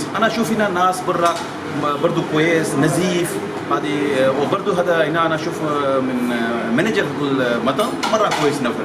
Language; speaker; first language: Arabic; non-native, learner; Urdu